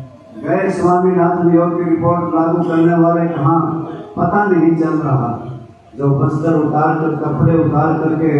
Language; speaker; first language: Hindi; native; Hindi